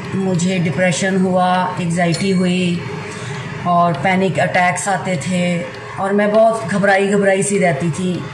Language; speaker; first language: Hindi; native; Hindi